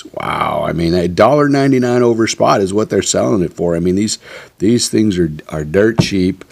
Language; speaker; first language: English; native; English